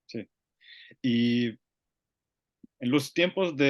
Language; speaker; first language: Spanish; non-native, learner; Finnish